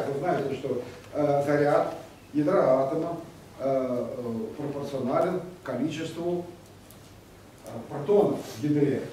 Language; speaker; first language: Russian; native; Russian